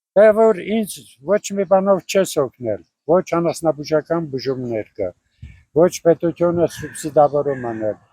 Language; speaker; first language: Armenian; native; Armenian